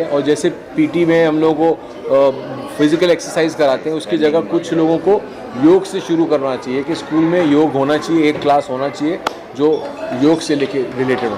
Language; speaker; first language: Hindi; native; Hindi